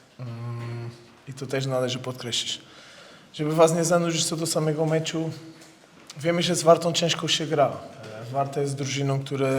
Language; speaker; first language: Polish; non-native, fluent; Portuguese